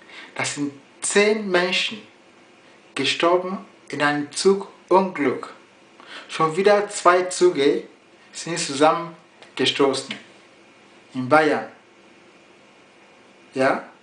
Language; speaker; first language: German; non-native, fluent; Yoruba